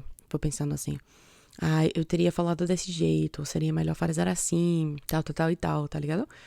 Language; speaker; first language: Portuguese; non-native, fluent; English